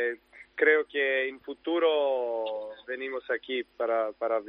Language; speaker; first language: Spanish; non-native, learner; Serbian